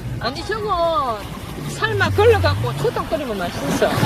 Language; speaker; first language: Korean; native; Korean